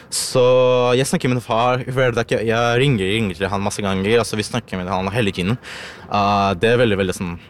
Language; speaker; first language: Norwegian; non-native, learner; Russian